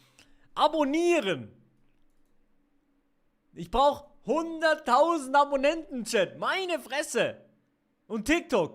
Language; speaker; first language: German; native; German